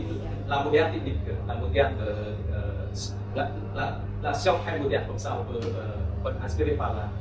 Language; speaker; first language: French; non-native, local second language; Khmer